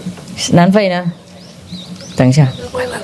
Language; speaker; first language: Chinese; non-native, fluent; Vietnamese